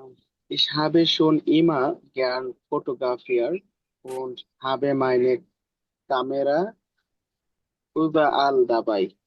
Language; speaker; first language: German; non-native, learner; Bangla